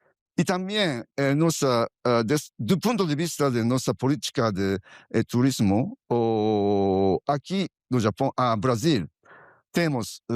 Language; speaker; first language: Portuguese; non-native, fluent; Japanese